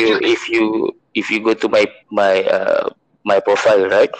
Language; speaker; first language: English; non-native, local second language; Malay